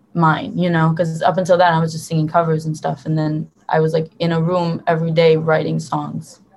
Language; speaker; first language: English; early bilingual, other home language; Hebrew